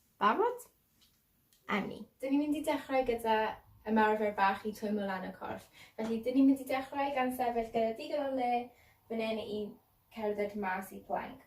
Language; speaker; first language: Welsh; non-native, local second language; English